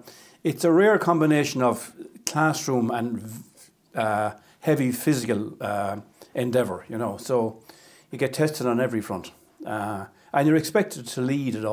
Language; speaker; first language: English; native; English